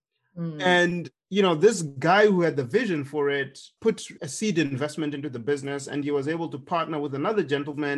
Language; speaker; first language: English; non-native, local second language; Shona